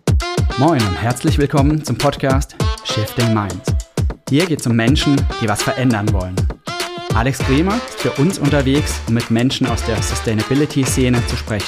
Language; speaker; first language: German; native; German